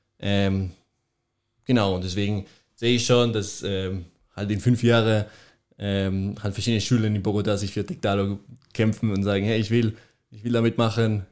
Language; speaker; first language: German; non-native, fluent; Spanish